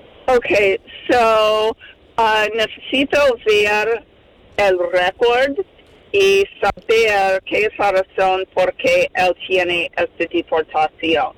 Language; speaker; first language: Spanish; non-native, fluent; English